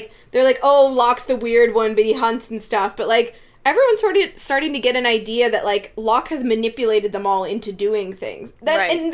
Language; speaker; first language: English; native; English